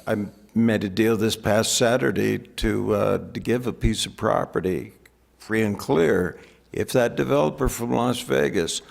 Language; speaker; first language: English; native; English